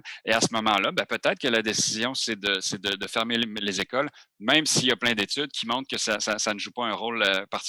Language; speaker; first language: French; native; French